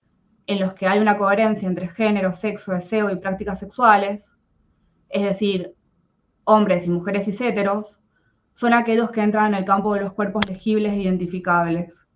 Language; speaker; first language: Spanish; native; Spanish